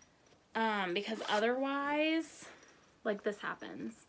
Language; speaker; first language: English; native; English